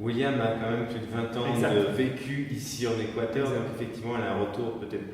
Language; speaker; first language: French; native; French